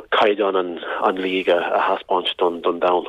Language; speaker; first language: Irish; non-native, local second language; English